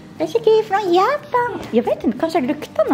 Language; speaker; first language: Swedish; non-native, learner; Japanese